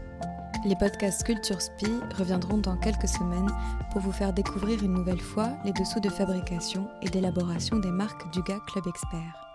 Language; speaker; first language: French; native; French